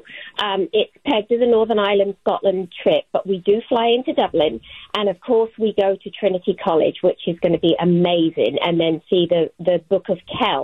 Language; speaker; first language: English; native; English